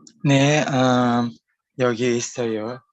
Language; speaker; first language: Korean; non-native, learner; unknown